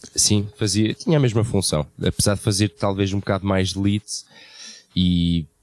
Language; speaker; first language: Portuguese; early bilingual, heritage; Portuguese